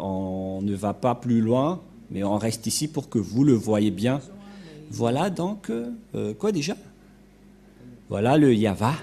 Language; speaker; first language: French; non-native, local second language; Malagasy